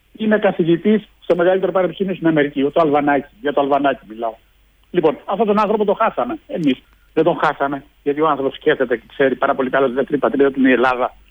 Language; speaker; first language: Greek; early bilingual, heritage; Greek